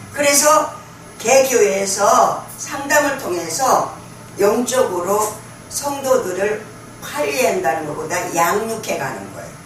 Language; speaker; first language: Korean; native; Korean